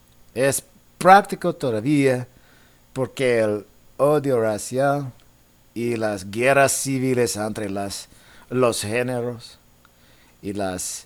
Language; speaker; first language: Spanish; non-native, fluent; English